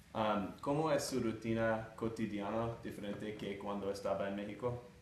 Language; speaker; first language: Spanish; non-native, learner; English